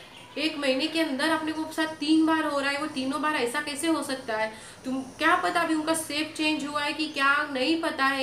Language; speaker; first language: Hindi; native; Hindi